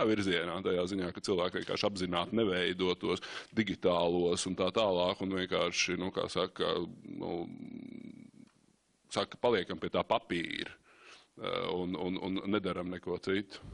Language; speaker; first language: Latvian; native; Latvian